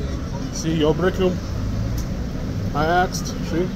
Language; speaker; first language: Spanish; non-native, learner; English